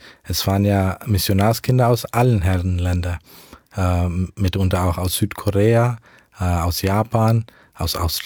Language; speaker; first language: German; early bilingual, heritage; German